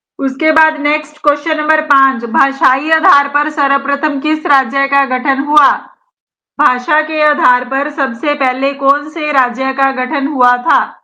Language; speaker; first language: Hindi; native; Hindi